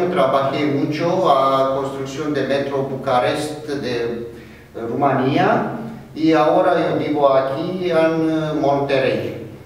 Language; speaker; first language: Spanish; non-native, fluent; Romanian